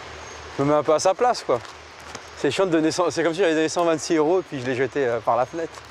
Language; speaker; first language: French; native; French